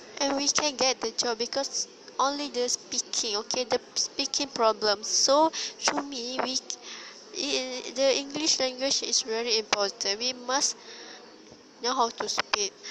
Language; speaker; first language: English; non-native, learner; Malay